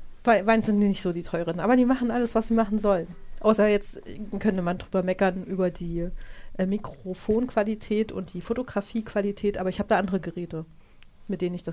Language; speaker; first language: German; native; German